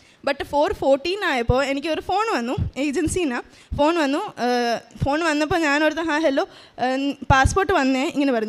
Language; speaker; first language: Malayalam; early bilingual, heritage; Malayalam